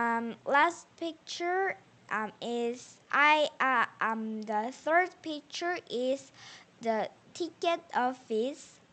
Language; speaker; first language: English; non-native, learner; Korean